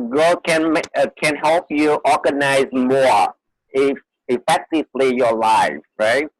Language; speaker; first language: English; non-native, fluent; Vietnamese